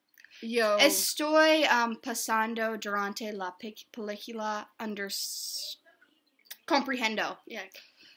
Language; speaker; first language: Spanish; non-native, learner; English